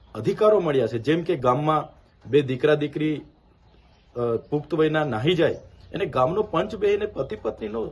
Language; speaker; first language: Gujarati; non-native, local second language; Vasavi